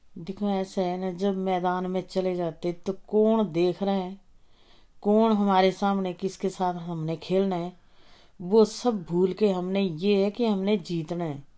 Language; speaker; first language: Hindi; native; Hindi